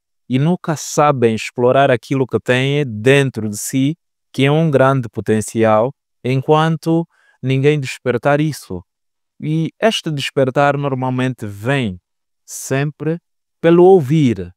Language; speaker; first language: Portuguese; native; Portuguese